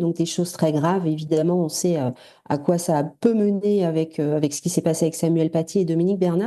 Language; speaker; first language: French; native; French